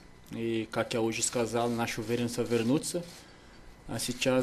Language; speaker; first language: Russian; non-native, learner; Portuguese